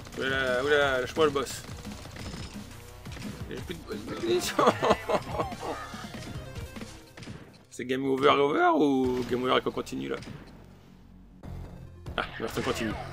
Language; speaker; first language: French; native; French